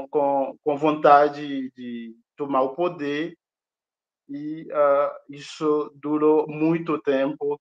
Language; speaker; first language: Portuguese; non-native, fluent; Haitian Creole